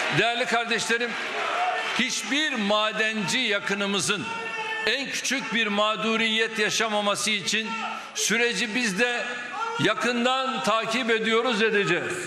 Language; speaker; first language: Turkish; native; Turkish